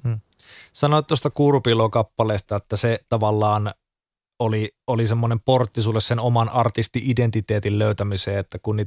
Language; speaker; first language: Finnish; native; Finnish